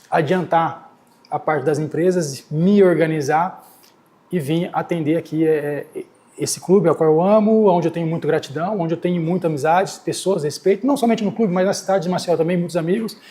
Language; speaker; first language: Portuguese; native; Portuguese